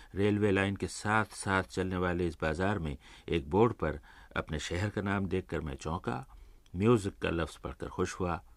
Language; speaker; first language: Urdu; native; Urdu